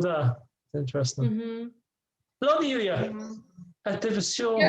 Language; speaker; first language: Russian; non-native, learner; English